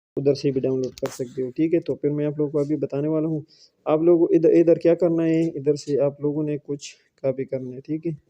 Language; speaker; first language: Urdu; non-native, local second language; Pashto